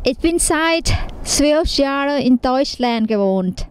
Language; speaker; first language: German; non-native, learner; Thai